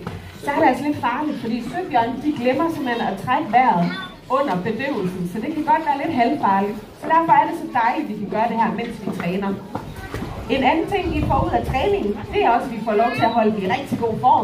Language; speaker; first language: Danish; native; Danish